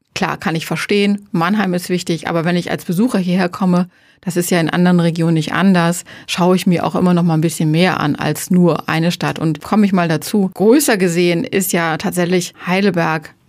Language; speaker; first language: German; native; German